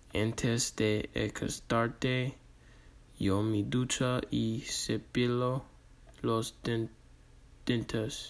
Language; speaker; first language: Spanish; non-native, learner; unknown